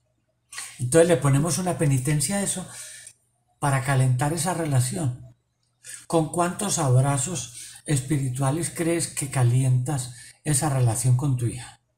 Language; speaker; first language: Spanish; native; Spanish